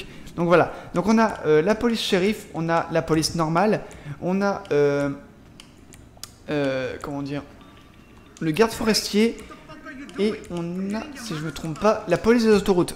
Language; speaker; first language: French; native; French